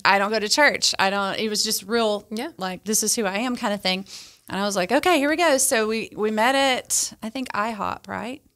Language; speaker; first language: English; native; English